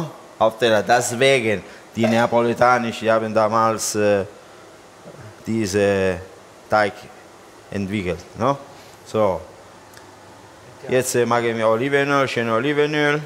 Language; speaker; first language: German; non-native, learner; Italian